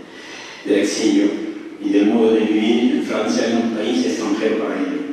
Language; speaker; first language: Spanish; early bilingual, heritage; French